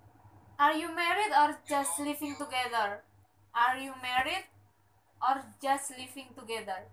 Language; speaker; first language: English; non-native, learner; Indonesian